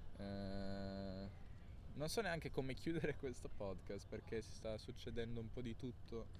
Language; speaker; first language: Italian; native; Italian